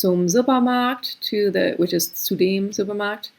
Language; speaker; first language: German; non-native, fluent; English